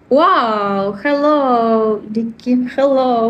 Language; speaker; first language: English; non-native, learner; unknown